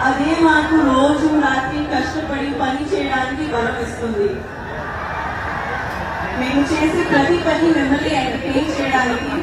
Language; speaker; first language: Telugu; non-native, learner; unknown